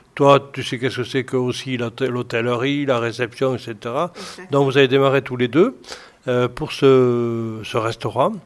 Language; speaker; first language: French; native; French